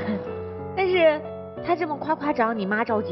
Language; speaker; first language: Chinese; native; Chinese